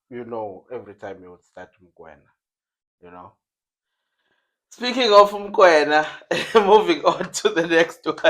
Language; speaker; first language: English; non-native, local second language; Zulu